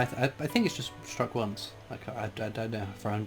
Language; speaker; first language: English; native; English